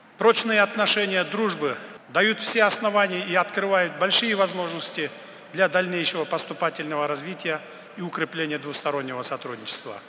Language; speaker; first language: Russian; non-native, local second language; Kyrgyz